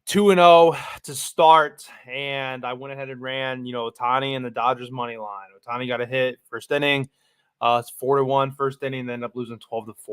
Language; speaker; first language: English; native; English